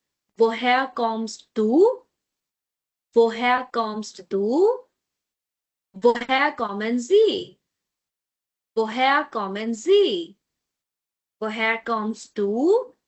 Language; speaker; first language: German; non-native, fluent; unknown